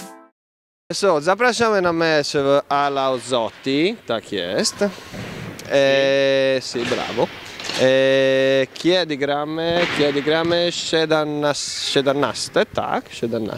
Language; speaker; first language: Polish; non-native, learner; Italian